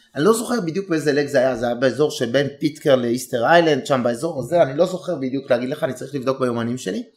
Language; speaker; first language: Hebrew; native; Hebrew